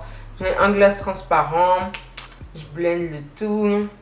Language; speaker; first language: French; native; French